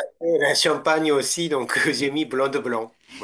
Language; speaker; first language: French; non-native, fluent; Japanese